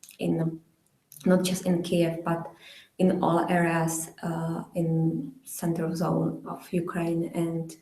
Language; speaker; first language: English; non-native, fluent; Czech